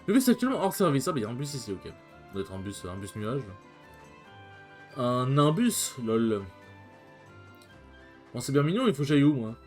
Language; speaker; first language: French; native; French